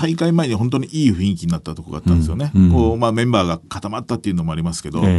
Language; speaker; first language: Japanese; native; Japanese